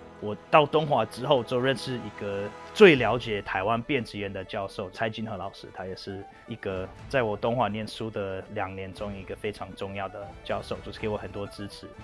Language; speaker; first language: Chinese; non-native, fluent; English